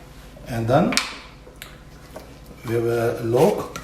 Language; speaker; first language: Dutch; non-native, learner; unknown